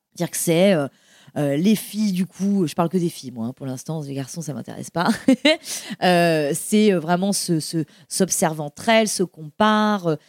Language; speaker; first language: French; native; French